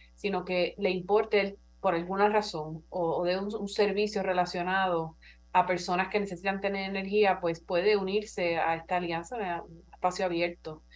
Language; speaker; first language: Spanish; native; Spanish